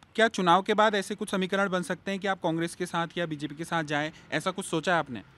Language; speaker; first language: Hindi; native; Hindi